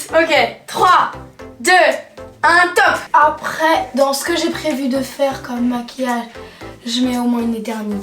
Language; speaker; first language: French; native; French